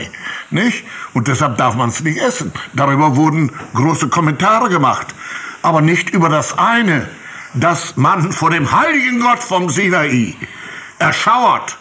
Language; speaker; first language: German; native; German